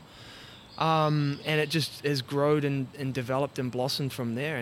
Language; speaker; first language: English; native; English